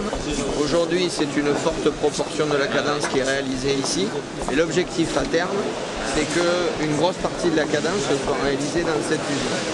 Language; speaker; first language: French; native; French